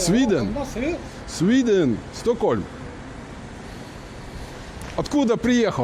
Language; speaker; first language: Russian; non-native, learner; Lithuanian